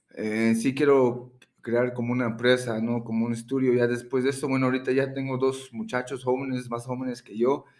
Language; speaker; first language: Spanish; early bilingual, heritage; Spanish